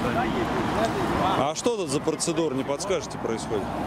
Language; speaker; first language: Russian; native; Russian